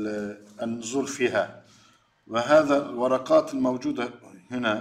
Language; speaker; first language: Arabic; non-native, learner; Turkish